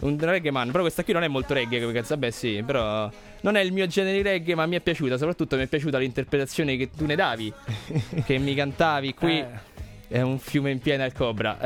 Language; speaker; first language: Italian; native; Italian